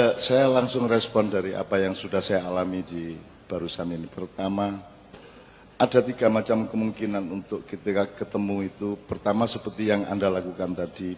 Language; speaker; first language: Indonesian; non-native, local second language; Javanese